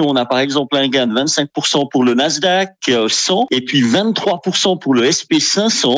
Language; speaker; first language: French; native; French